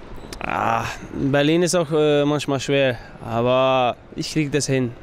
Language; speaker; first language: German; non-native, fluent; Icelandic